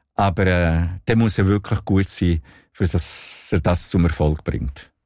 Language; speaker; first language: German; non-native, local second language; Italian